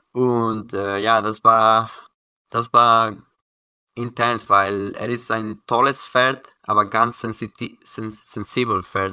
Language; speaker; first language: German; non-native, learner; Spanish